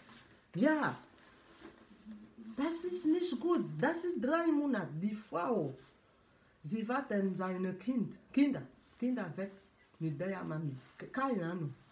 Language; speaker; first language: German; non-native, learner; French